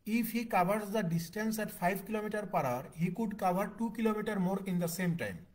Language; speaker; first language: English; non-native, local second language; Bangla